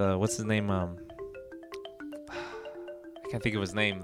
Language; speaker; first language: English; native; English